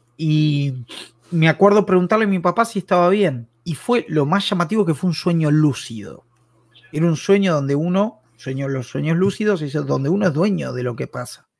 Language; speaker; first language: Spanish; native; Spanish